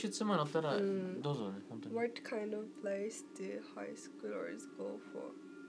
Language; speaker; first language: English; non-native, learner; Japanese